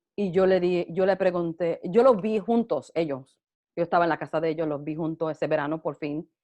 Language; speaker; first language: Spanish; early bilingual, heritage; Spanish